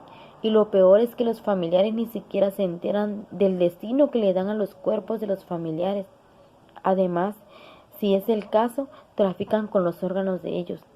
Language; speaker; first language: Spanish; native; Spanish